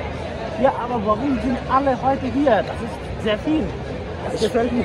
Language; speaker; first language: German; non-native, learner; Bangla